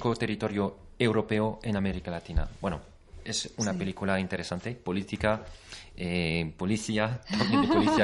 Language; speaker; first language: Spanish; non-native, fluent; French